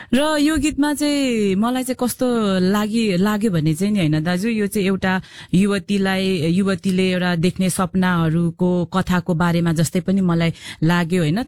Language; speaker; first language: Nepali; non-native, local second language; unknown